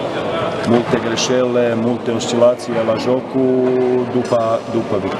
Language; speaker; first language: Romanian; non-native, learner; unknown